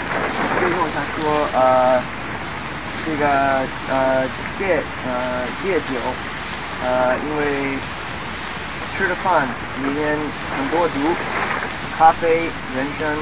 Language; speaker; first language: Chinese; non-native, fluent; English